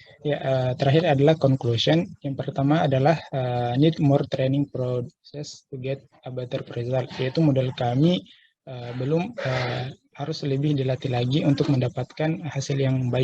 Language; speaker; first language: Indonesian; native; Indonesian